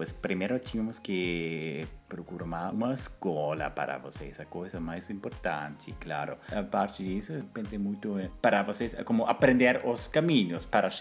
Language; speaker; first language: Portuguese; non-native, fluent; German